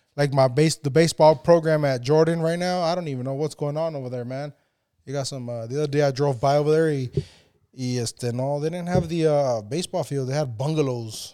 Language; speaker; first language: English; early bilingual, other home language; Spanish